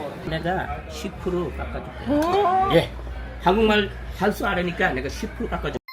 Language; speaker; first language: Korean; non-native, learner; Bangla